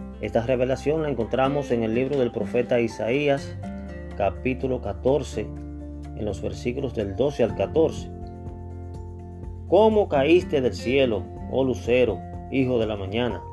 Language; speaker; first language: Spanish; native; Spanish